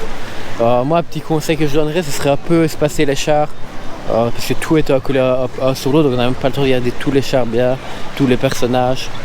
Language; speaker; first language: French; native; French